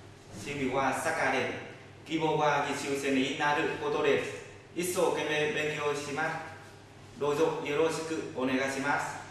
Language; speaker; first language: Japanese; non-native, learner; Vietnamese